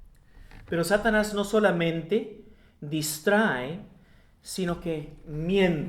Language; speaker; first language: Spanish; non-native, fluent; English